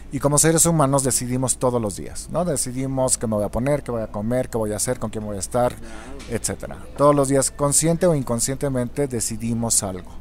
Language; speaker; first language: Spanish; non-native, local second language; German